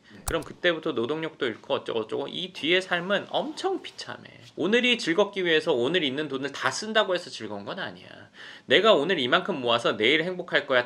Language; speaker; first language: Korean; native; Korean